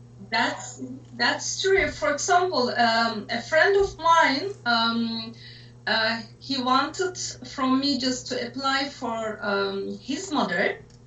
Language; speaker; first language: English; non-native, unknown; Turkish